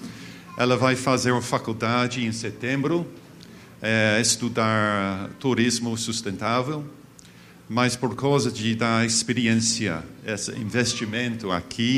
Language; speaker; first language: Portuguese; non-native, fluent; English